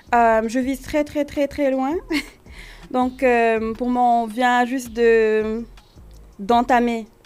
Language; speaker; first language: French; non-native, local second language; Wolof